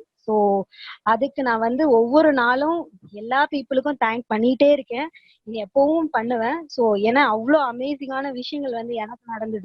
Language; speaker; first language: Tamil; native; Tamil